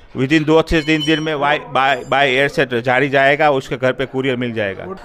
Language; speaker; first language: Hindi; non-native, local second language; Gujarati